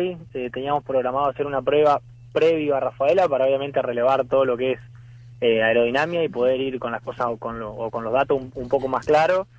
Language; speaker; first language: Spanish; native; Spanish